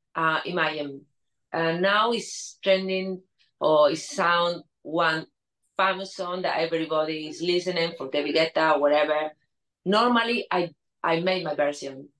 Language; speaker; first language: English; non-native, learner; Spanish